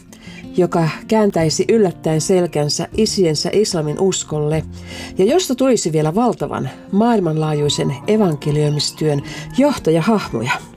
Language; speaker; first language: Finnish; native; Finnish